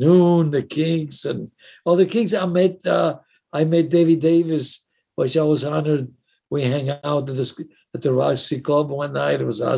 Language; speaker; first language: English; non-native, fluent; Italian